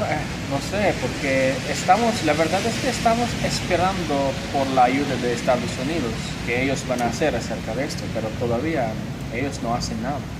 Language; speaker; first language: Spanish; non-native, fluent; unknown